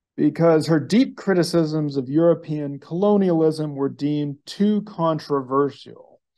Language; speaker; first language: English; native; English